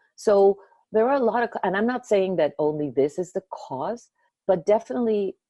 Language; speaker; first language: English; early bilingual, other home language; Spanish